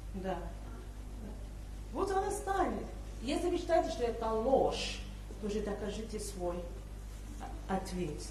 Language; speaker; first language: Russian; non-native, fluent; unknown